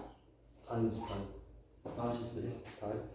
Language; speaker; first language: English; non-native, learner; Turkish